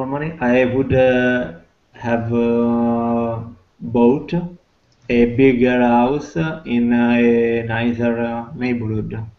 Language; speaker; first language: English; non-native, fluent; Italian